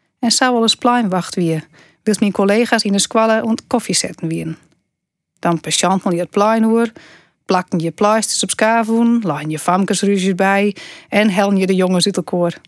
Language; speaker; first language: Dutch; native; Dutch